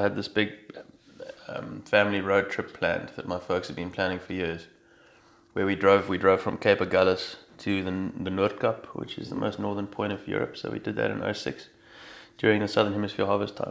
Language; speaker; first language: English; native; English